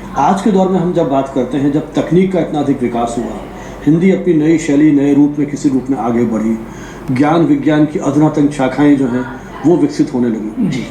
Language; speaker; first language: Hindi; native; Hindi